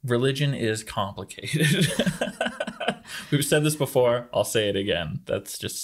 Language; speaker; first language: English; native; English